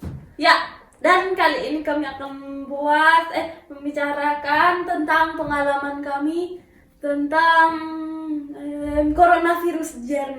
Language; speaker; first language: Indonesian; early bilingual, heritage; Indonesian